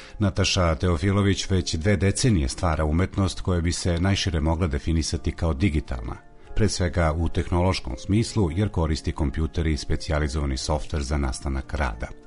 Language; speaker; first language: Serbian; native; Serbian